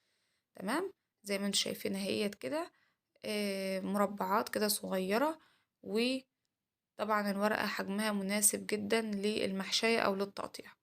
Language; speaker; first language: Arabic; native; Arabic